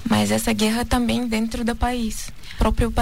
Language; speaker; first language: Portuguese; non-native, learner; Russian